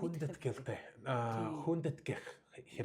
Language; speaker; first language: Mongolian; non-native, learner; English